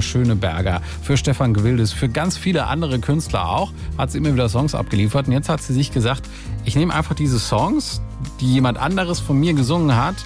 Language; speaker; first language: German; native; German